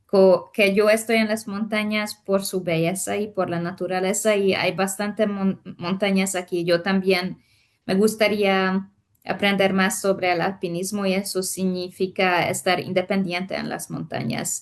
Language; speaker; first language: Spanish; non-native, fluent; Hungarian